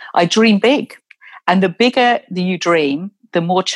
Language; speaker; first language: English; native; English